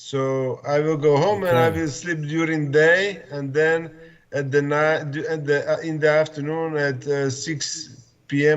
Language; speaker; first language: English; non-native, fluent; Slovak